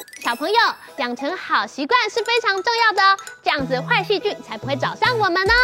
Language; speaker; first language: Chinese; native; Chinese